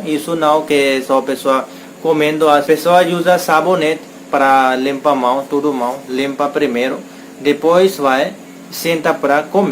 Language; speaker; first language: Portuguese; non-native, learner; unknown